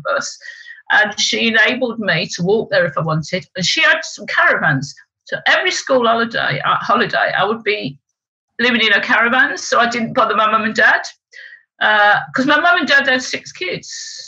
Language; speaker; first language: English; native; English